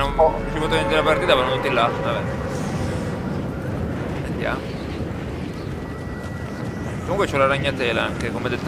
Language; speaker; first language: Italian; native; Italian